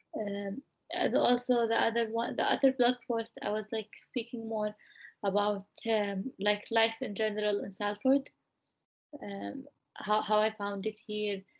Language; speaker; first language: English; non-native, fluent; Arabic